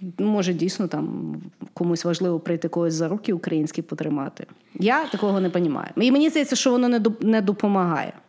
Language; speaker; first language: Ukrainian; native; Ukrainian